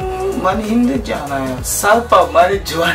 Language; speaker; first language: Korean; non-native, learner; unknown